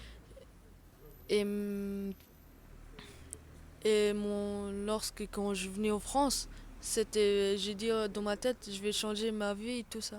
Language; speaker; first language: French; non-native, local second language; Arabic